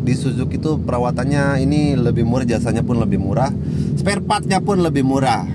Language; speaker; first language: Indonesian; native; Indonesian